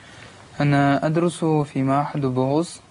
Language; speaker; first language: Arabic; non-native, learner; Russian